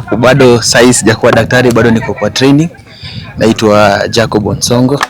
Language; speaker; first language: Swahili; non-native, local second language; Gusii